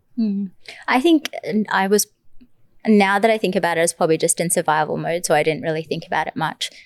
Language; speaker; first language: English; early bilingual, other home language; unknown